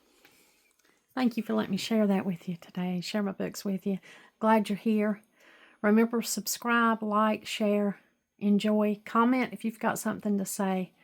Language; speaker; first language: English; native; English